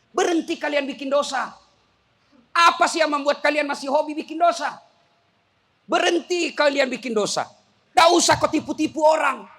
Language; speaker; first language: Indonesian; native; Indonesian